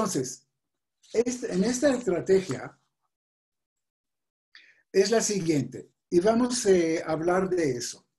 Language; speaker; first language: Spanish; non-native, fluent; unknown